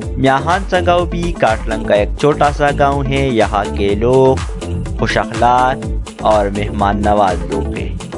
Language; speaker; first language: Urdu; non-native, local second language; Pashto